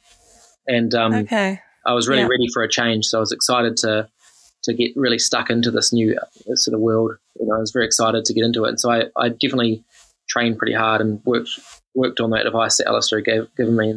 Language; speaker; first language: English; native; English